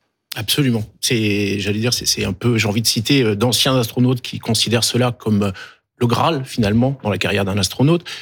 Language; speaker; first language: French; native; French